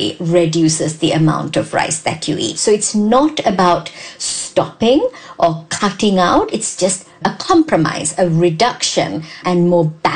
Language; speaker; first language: English; non-native, local second language; Sinhala